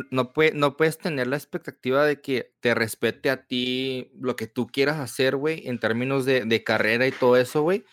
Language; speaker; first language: Spanish; early bilingual, heritage; Spanish